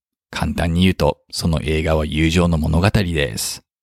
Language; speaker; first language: Japanese; native; Japanese